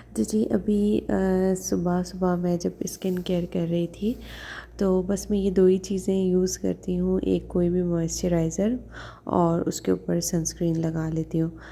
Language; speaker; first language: Urdu; native; Urdu